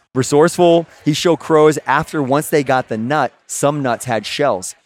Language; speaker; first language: English; native; English